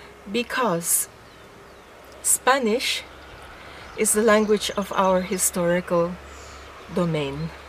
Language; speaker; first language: English; non-native, local second language; Filipino